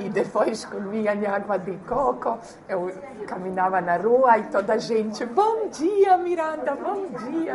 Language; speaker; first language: Portuguese; non-native, fluent; Croatian